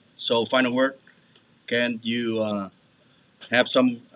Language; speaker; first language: English; non-native, fluent; Vietnamese